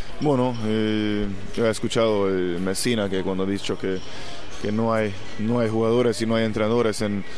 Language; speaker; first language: Spanish; non-native, fluent; Hungarian